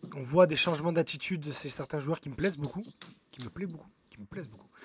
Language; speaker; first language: French; native; French